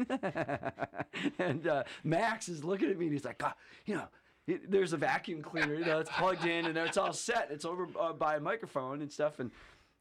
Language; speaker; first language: English; native; English